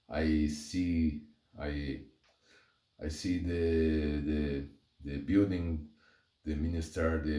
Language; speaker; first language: English; non-native, learner; Portuguese